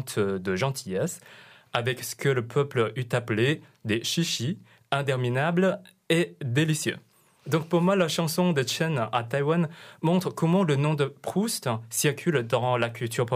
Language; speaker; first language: French; non-native, fluent; Chinese